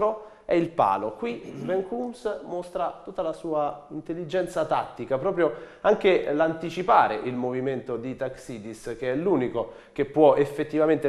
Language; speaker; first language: Italian; native; Italian